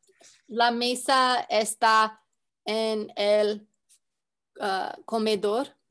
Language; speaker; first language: Spanish; non-native, learner; English